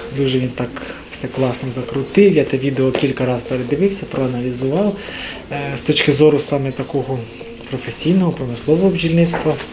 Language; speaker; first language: Ukrainian; non-native, local second language; Russian